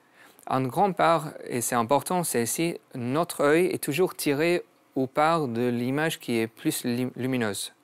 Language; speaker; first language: French; non-native, learner; English